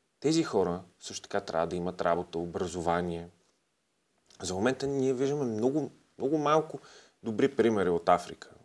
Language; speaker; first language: Bulgarian; native; Bulgarian